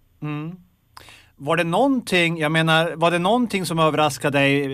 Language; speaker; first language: Swedish; native; Swedish